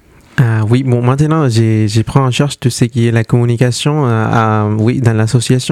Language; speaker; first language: French; non-native, fluent; Spanish